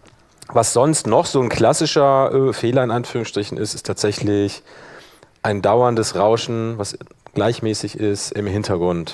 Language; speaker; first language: German; native; German